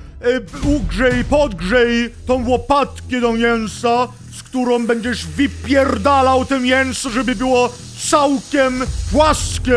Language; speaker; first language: Polish; non-native, learner; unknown